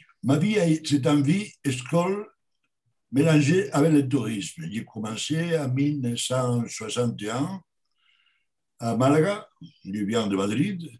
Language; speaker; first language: French; non-native, learner; Spanish